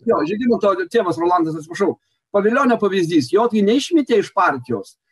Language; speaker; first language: Lithuanian; native; Lithuanian